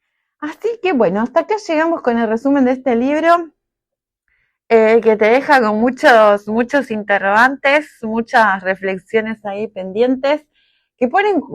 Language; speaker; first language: Spanish; native; Spanish